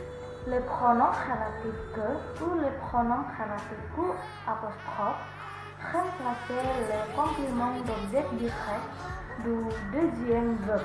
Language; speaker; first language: French; non-native, learner; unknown